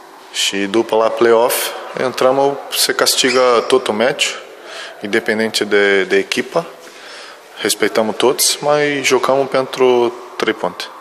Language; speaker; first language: Romanian; non-native, learner; Portuguese